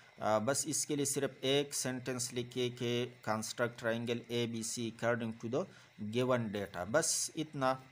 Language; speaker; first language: Urdu; non-native, local second language; Pashto